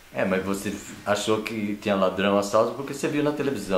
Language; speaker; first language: Portuguese; native; Portuguese